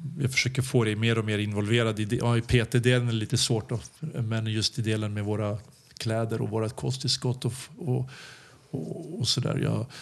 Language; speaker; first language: Swedish; early bilingual, other home language; Serbian